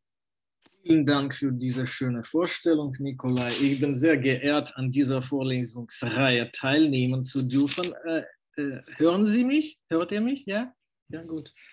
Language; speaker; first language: German; non-native, fluent; Russian